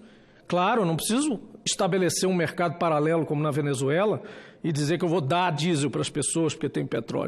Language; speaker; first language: Portuguese; native; Portuguese